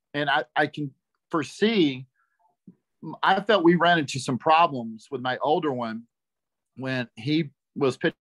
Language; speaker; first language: English; native; English